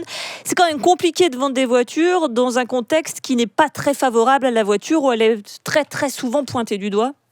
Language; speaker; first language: French; native; French